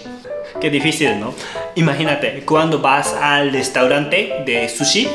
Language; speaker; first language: Spanish; non-native, learner; Japanese